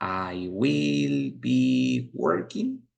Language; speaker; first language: English; non-native, fluent; Spanish